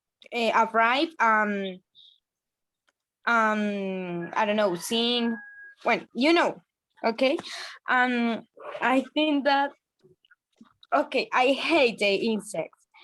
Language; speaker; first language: English; non-native, learner; Spanish